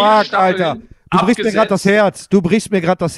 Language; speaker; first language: German; native; German